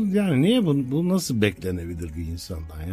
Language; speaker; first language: Turkish; native; Turkish